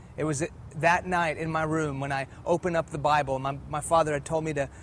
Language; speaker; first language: English; early bilingual, other home language; Persian